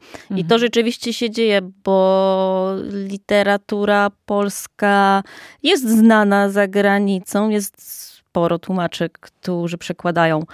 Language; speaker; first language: Polish; native; Polish